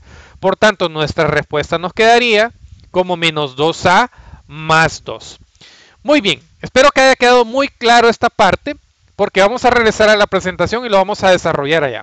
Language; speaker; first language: Spanish; native; Spanish